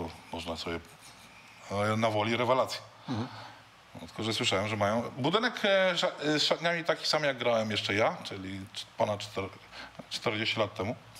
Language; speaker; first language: Polish; native; Polish